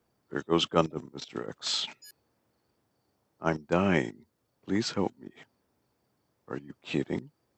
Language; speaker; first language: English; early bilingual, other home language; Spanish